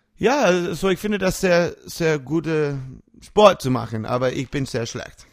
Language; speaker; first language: German; non-native, learner; English